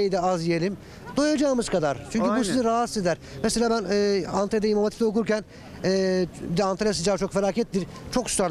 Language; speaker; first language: Turkish; native; Turkish